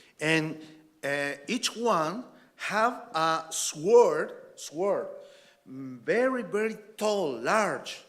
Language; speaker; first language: English; non-native, learner; Spanish